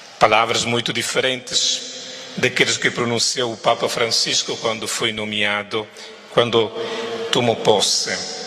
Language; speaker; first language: Portuguese; non-native, fluent; Italian